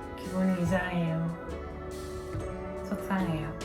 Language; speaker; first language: Korean; non-native, learner; Dutch